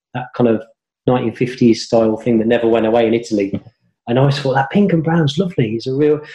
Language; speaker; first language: English; native; English